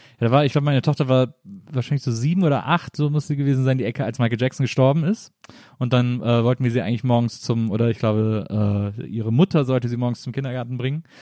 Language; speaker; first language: German; native; German